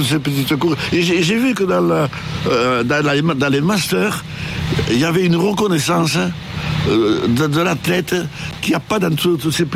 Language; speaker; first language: French; native; French